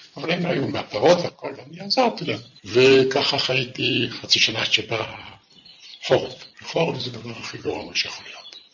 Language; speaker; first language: Hebrew; non-native, fluent; Yiddish